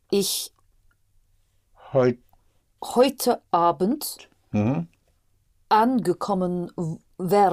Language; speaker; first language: German; non-native, learner; English